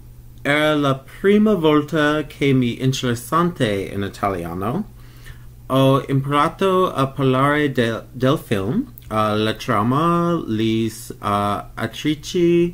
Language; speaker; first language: Italian; non-native, learner; English